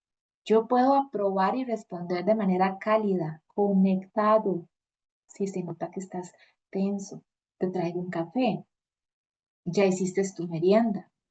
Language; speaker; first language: Spanish; native; Spanish